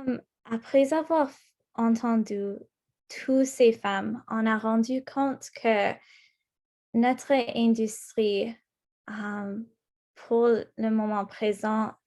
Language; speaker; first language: French; non-native, local second language; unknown